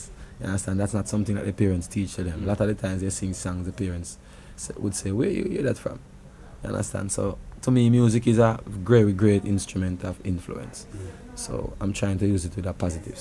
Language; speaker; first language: English; non-native, local second language; Jamaican Creole English